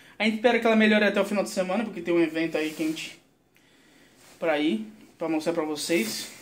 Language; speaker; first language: Portuguese; native; Portuguese